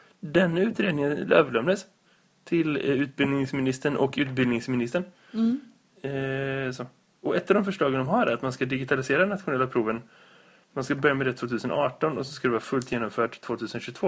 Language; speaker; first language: Swedish; native; Swedish